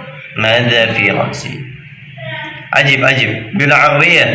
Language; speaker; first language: Arabic; non-native, fluent; Indonesian